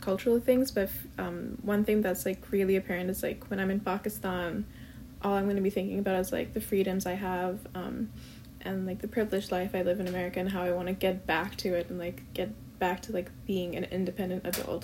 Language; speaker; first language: English; non-native, local second language; Urdu